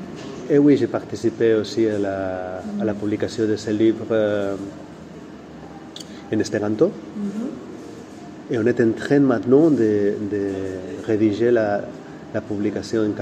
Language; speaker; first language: French; non-native, fluent; Catalan